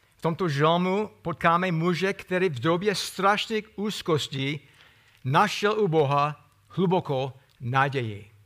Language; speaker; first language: Czech; non-native, fluent; English